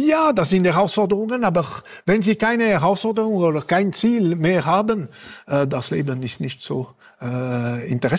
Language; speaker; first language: German; non-native, local second language; French